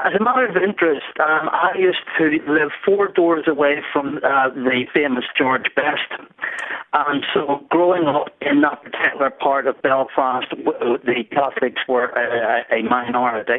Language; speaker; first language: English; native; English